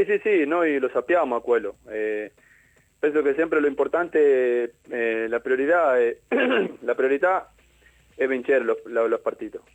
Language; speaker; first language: Italian; non-native, learner; Spanish